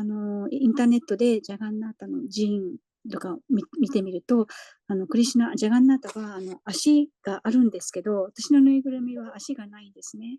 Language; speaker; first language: Japanese; native; Japanese